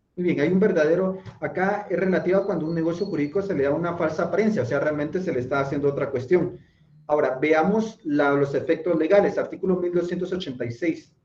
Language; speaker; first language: Spanish; native; Spanish